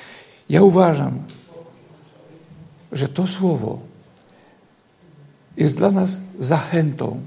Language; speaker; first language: Polish; native; Polish